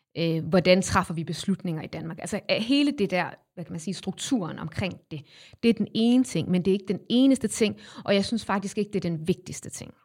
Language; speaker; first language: Danish; native; Danish